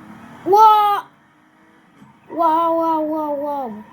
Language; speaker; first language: French; native; French